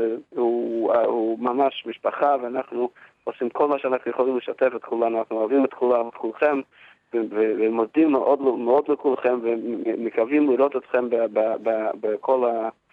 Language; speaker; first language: Hebrew; non-native, fluent; English